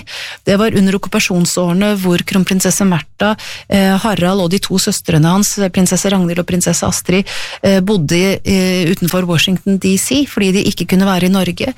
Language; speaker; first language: Norwegian; native; Norwegian